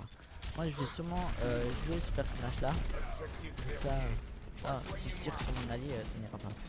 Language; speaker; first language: French; native; French